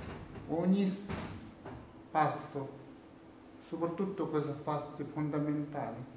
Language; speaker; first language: Italian; non-native, learner; Tibetan